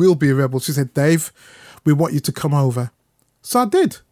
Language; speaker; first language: English; native; English